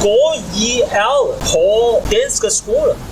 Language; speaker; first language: Danish; non-native, learner; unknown